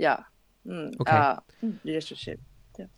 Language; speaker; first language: English; non-native, learner; Japanese